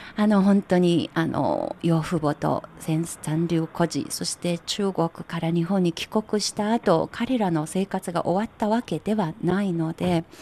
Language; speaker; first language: Japanese; non-native, fluent; Chinese